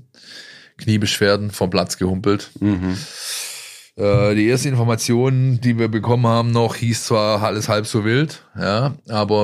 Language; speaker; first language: German; native; German